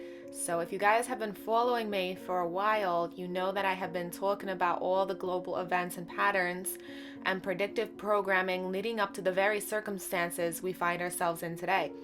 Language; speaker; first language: English; native; English